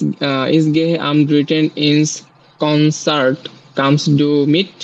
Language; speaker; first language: German; non-native, learner; Bangla